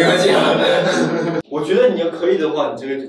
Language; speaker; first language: Chinese; native; Chinese